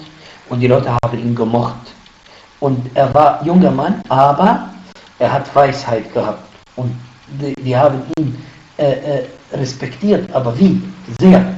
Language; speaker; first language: German; non-native, fluent; Arabic